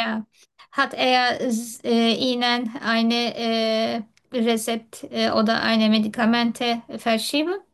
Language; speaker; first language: German; non-native, learner; Turkish